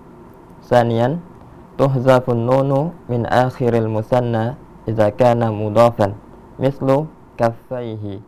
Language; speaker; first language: Arabic; non-native, learner; Indonesian